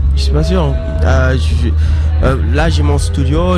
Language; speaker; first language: French; non-native, fluent; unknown